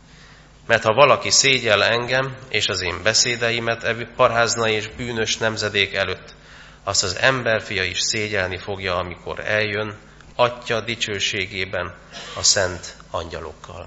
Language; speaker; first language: Hungarian; native; Hungarian